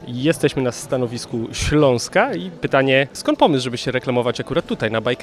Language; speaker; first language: Polish; native; Polish